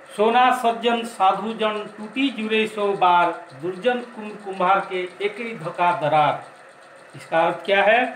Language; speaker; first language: Hindi; non-native, local second language; Odia